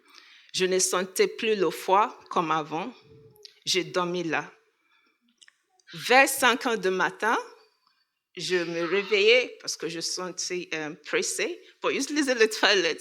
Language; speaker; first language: French; non-native, learner; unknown